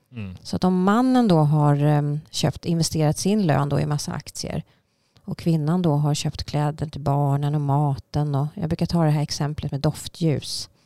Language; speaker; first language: Swedish; native; Swedish